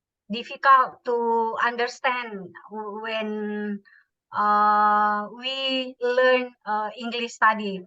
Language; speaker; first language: English; non-native, learner; Indonesian